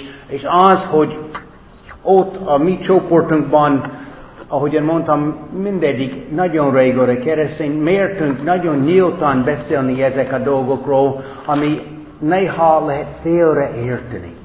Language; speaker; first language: Hungarian; non-native, fluent; English